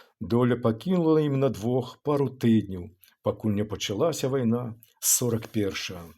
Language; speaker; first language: Belarusian; native; Belarusian